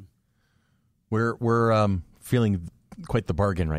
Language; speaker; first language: English; native; English